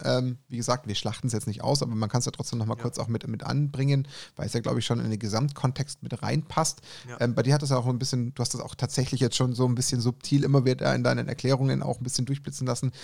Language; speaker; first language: German; native; German